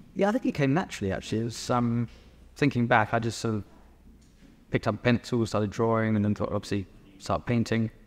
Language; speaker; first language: English; native; English